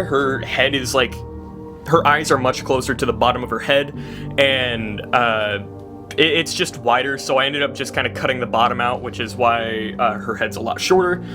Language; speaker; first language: English; native; English